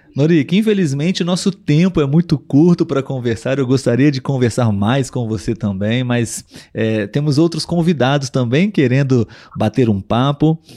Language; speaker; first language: Portuguese; native; Portuguese